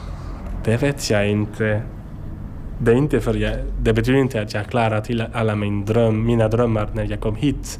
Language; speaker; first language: Swedish; non-native, learner; French